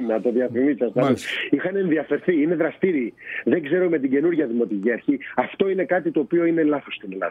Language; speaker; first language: Greek; native; Greek